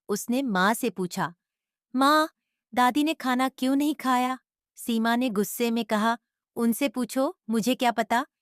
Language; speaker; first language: Hindi; native; Hindi